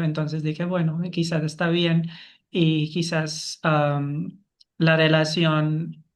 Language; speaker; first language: Spanish; non-native, fluent; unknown